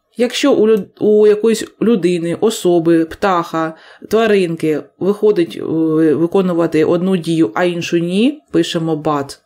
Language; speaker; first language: Ukrainian; native; Ukrainian